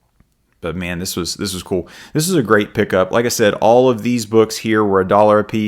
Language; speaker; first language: English; native; English